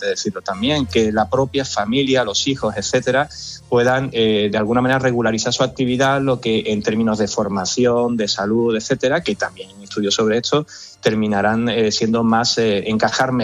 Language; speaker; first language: Spanish; native; Spanish